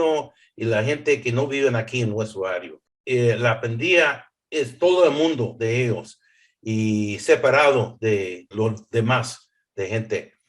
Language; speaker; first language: Spanish; early bilingual, heritage; English